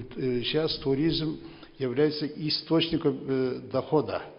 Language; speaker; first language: Russian; non-native, local second language; Kazakh